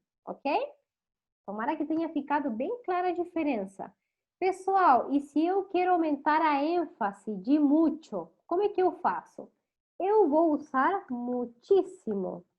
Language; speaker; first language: Portuguese; non-native, fluent; Spanish